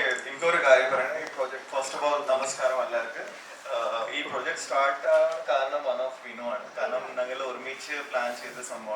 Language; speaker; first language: Malayalam; early bilingual, heritage; Malayalam